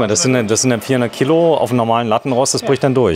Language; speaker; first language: German; native; German